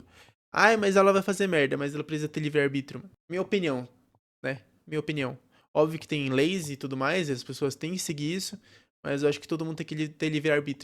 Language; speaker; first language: Portuguese; native; Portuguese